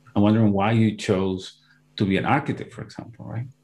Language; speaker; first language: English; non-native, fluent; Spanish